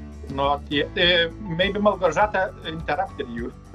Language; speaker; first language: English; non-native, fluent; Lithuanian